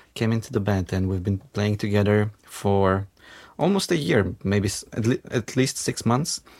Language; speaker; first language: English; non-native, fluent; Macedonian